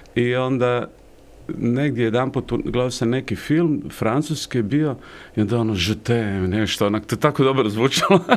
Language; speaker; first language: Croatian; native; Croatian